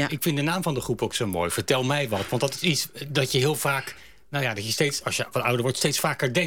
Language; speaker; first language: Dutch; native; Dutch